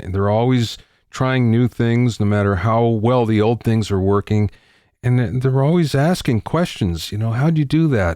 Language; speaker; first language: English; native; English